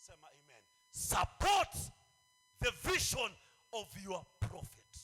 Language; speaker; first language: English; non-native, local second language; Swahili